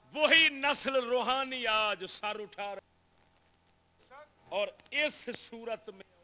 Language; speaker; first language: Urdu; non-native, local second language; Punjabi